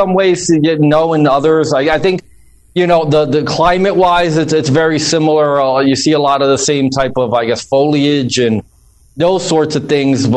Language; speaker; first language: English; native; English